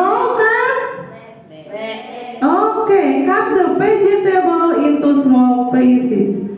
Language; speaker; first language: English; non-native, learner; Indonesian